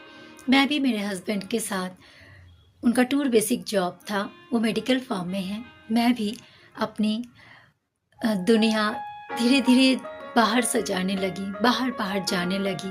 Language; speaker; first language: Hindi; non-native, local second language; Bangla